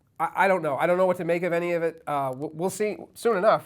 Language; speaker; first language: English; native; English